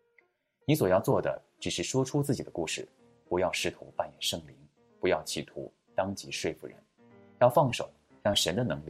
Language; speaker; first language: Chinese; native; Chinese